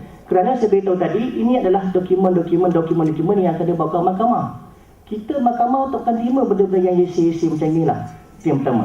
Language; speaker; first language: Malay; native; Malay